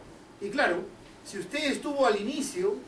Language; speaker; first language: Spanish; native; Spanish